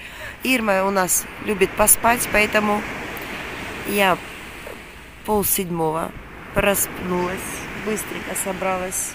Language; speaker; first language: Russian; native; Russian